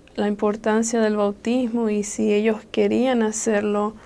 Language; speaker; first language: Spanish; early bilingual, other home language; English